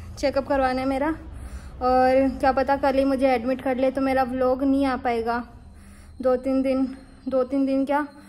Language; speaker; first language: Hindi; native; Hindi